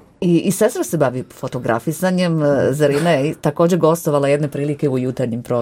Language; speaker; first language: Serbian; native; Serbian